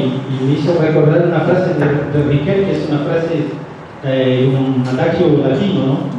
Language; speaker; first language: Spanish; non-native, fluent; Portuguese